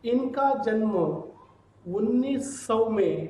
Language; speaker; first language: Hindi; non-native, local second language; Telugu